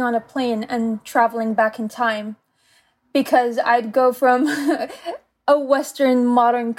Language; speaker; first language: English; native; English